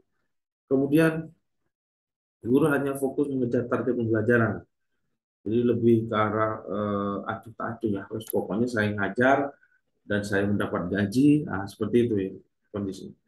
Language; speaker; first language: Indonesian; native; Indonesian